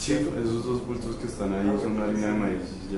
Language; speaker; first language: Spanish; native; Spanish